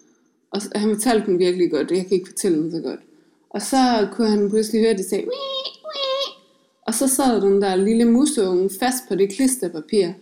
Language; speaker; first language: Danish; native; Danish